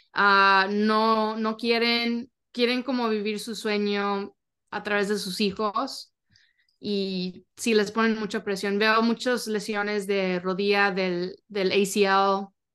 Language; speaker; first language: Spanish; early bilingual, heritage; Spanish